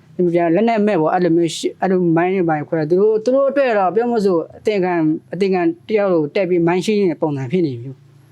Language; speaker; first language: Burmese; non-native, local second language; Karen languages